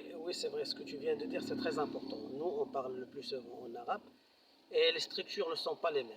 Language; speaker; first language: French; non-native, local second language; Arabic